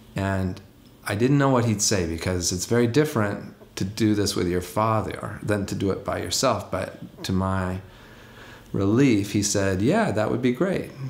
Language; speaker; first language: English; native; English